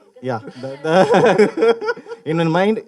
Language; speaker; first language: Telugu; non-native, learner; Tamil